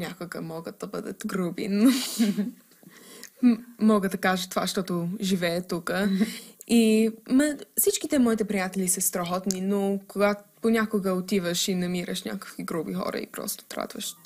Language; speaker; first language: Bulgarian; early bilingual, heritage; English